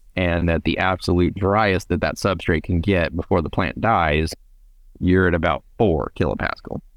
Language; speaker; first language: English; native; English